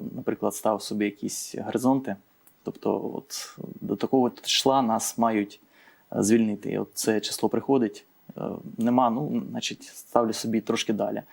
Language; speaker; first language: Ukrainian; native; Ukrainian